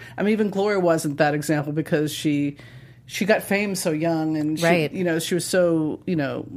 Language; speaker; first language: English; native; English